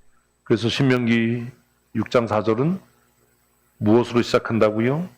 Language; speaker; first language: Korean; native; Korean